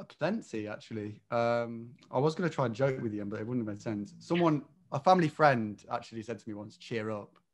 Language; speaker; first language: English; native; English